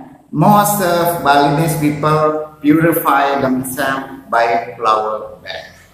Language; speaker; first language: English; non-native, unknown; Balinese